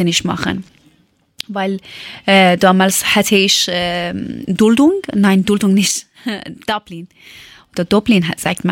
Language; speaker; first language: German; non-native, learner; Persian